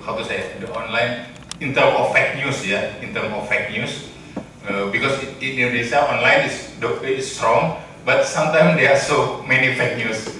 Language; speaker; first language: English; non-native, learner; Indonesian